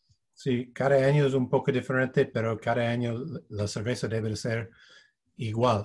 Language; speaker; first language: Spanish; non-native, fluent; English